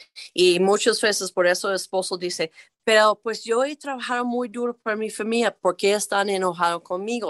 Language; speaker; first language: Spanish; non-native, fluent; English